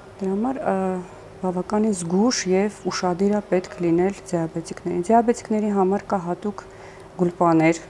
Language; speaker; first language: Armenian; early bilingual, heritage; Armenian